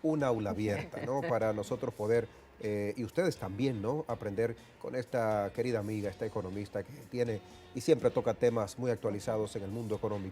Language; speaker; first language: Spanish; native; Spanish